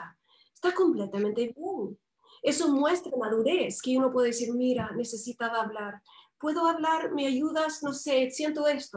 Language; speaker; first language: Spanish; non-native, fluent; English